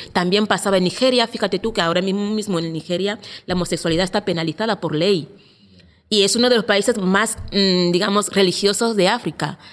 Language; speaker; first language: Spanish; non-native, local second language; Fang